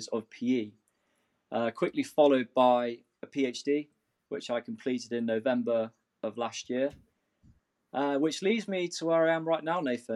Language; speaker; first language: English; native; English